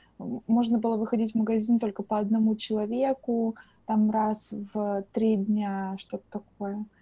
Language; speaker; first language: Russian; native; Russian